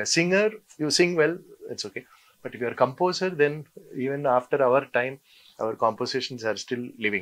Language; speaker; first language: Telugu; non-native, learner; Malayalam